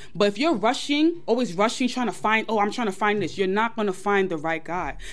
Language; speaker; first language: English; early bilingual, other home language; Yoruba